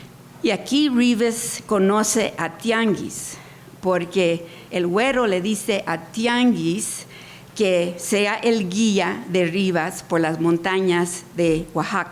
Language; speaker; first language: Spanish; early bilingual, heritage; Spanish